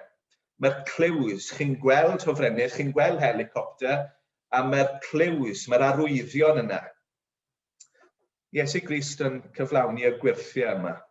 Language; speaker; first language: Welsh; native; Welsh